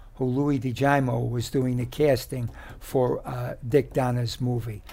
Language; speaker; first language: English; native; English